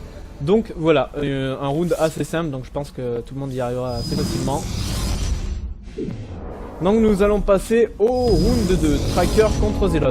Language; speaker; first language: French; native; French